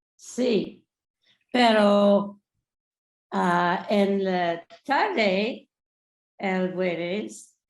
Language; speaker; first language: Spanish; non-native, learner; English